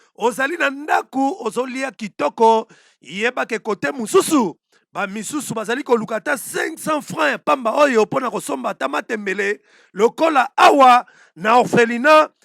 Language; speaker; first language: Lingala; native; Lingala